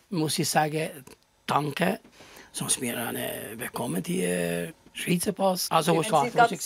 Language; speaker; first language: German; non-native, learner; Albanian